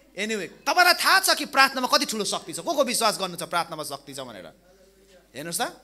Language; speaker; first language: Nepali; non-native, local second language; Limburgish